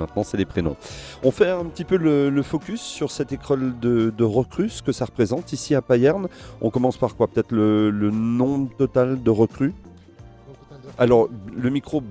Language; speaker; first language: French; native; French